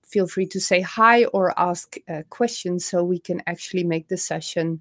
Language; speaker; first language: English; non-native, fluent; Dutch